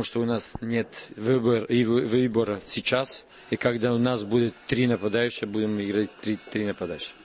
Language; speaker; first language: Russian; non-native, learner; Serbian